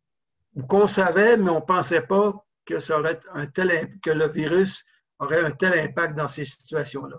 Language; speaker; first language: French; native; French